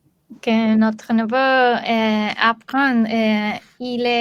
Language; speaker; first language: French; non-native, learner; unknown